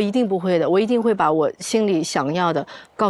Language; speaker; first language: Chinese; native; Chinese